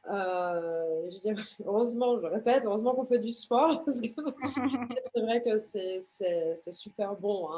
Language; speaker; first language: French; native; French